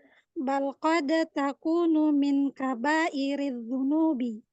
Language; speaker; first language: Arabic; non-native, learner; Indonesian